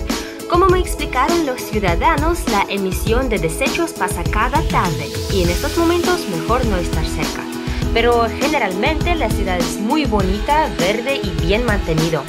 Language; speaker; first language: Spanish; non-native, fluent; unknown